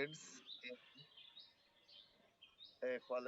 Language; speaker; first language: English; non-native, learner; Bangla